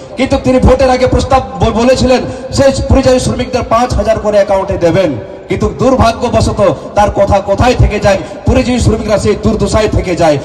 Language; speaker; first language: Bangla; non-native, local second language; Santali